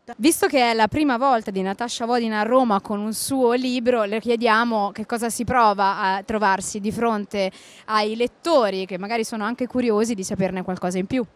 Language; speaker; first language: Italian; native; Italian